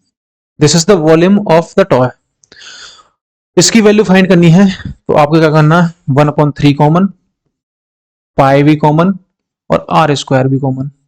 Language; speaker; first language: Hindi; native; Hindi